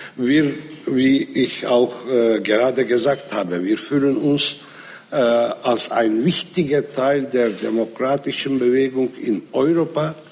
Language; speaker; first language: German; non-native, fluent; Arabic